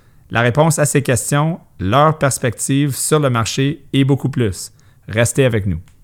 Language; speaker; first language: French; native; French